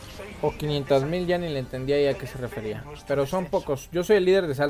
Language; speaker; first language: Spanish; native; Spanish